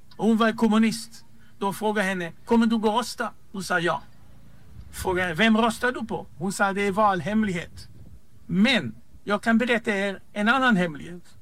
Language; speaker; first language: Swedish; non-native, fluent; Hebrew